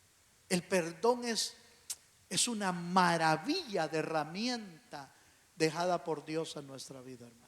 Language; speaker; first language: Spanish; native; Spanish